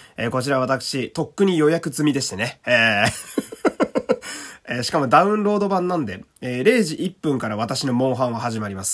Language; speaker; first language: Japanese; native; Japanese